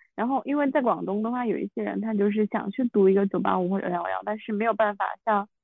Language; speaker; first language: Chinese; non-native, local second language; Min Nan Chinese